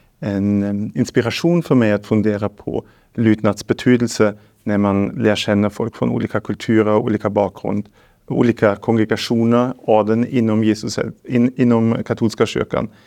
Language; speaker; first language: Swedish; non-native, fluent; German